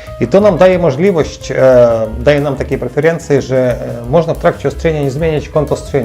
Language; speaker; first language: Polish; non-native, learner; Ukrainian